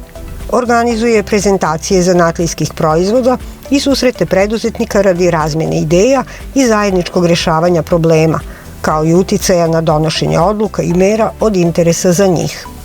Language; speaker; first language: Serbian; native; Serbian